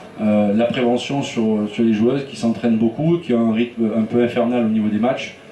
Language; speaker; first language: French; native; French